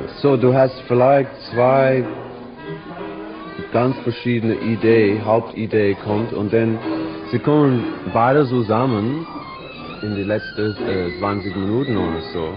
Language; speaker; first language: German; non-native, learner; English